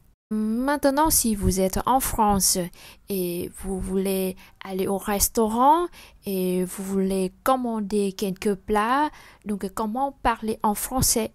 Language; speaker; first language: French; non-native, fluent; Vietnamese